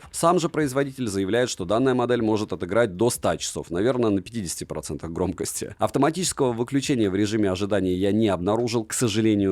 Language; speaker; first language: Russian; native; Russian